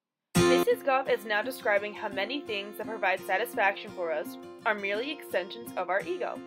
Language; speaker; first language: English; native; English